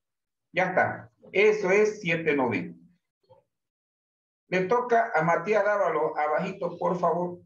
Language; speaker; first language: Spanish; native; Spanish